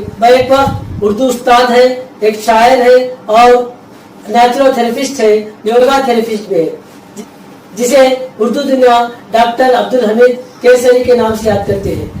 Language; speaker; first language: Urdu; native; Urdu